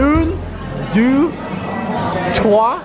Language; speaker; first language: French; non-native, learner; English